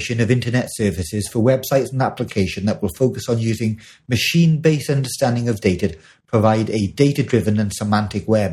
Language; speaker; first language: English; native; English